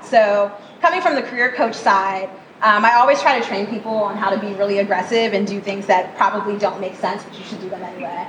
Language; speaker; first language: English; native; English